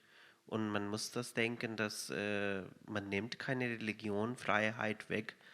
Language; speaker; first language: German; non-native, fluent; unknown